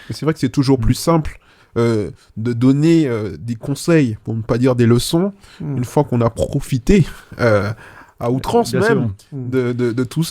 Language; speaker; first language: French; native; French